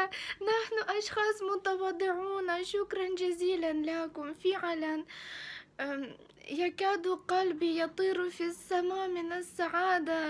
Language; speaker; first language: Arabic; non-native, fluent; Ukrainian